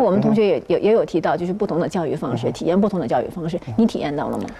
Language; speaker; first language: Chinese; native; Chinese